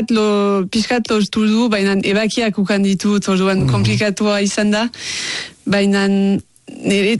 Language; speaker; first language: Basque; non-native, local second language; French